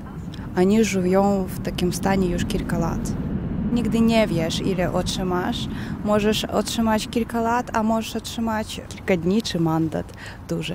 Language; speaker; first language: Polish; non-native, learner; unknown